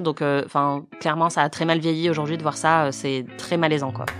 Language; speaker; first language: French; native; French